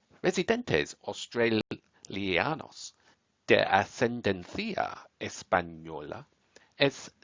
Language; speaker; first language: Spanish; non-native, learner; English